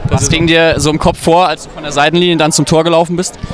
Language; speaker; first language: German; native; German